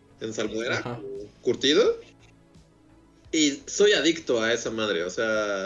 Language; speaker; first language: Spanish; native; Spanish